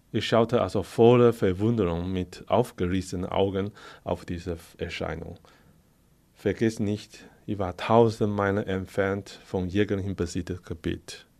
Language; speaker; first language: German; non-native, fluent; Chinese